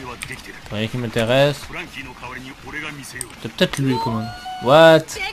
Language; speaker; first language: French; native; French